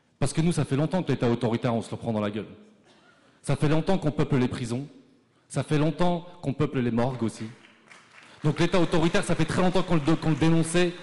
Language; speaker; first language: French; native; French